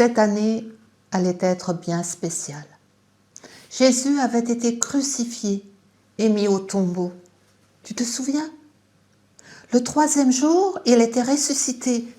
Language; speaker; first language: French; native; French